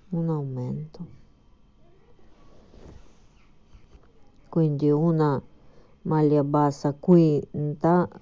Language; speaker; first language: Italian; non-native, fluent; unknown